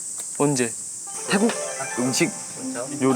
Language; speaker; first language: Korean; native; Korean